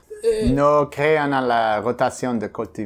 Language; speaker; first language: Spanish; non-native, learner; English